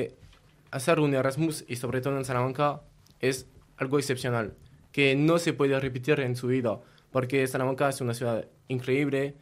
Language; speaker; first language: Spanish; non-native, learner; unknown